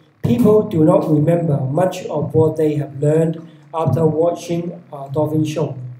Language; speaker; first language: English; non-native, local second language; Cantonese